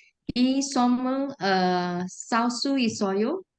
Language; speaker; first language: Korean; non-native, learner; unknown